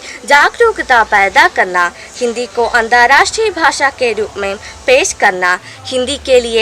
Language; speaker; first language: Hindi; non-native, local second language; Malayalam